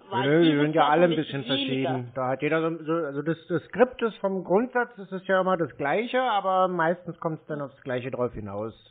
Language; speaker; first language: German; native; German